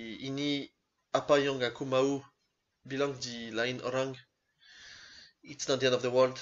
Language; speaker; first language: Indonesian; non-native, learner; French